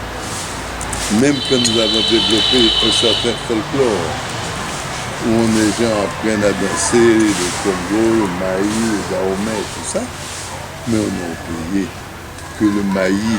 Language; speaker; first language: French; non-native, local second language; Haitian Creole